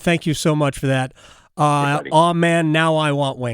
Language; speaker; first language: English; native; English